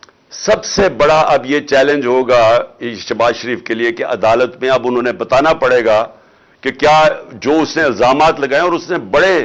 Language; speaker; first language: Urdu; native; Urdu